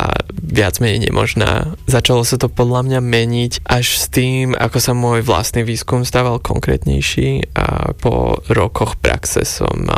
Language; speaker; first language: Slovak; native; Slovak